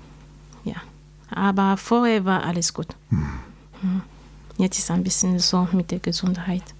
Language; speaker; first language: German; non-native, learner; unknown